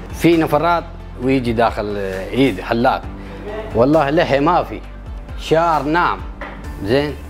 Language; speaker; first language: Arabic; non-native, learner; Urdu